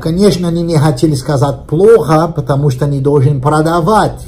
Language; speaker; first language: Russian; non-native, learner; Portuguese